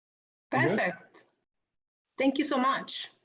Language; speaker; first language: English; non-native, learner; Italian